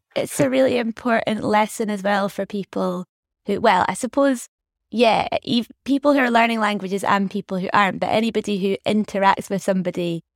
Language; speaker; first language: English; native; English